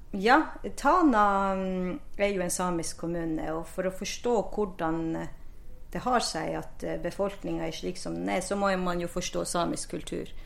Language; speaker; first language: Norwegian; non-native, local second language; Northern Sami